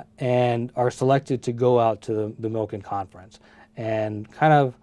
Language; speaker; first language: English; early bilingual, other home language; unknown